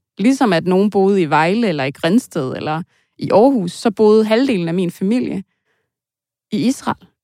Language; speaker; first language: Danish; native; Danish